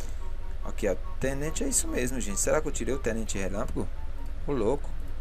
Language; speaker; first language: Portuguese; native; Portuguese